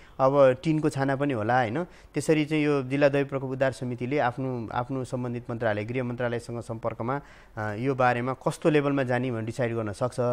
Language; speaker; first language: Nepali; native; Nepali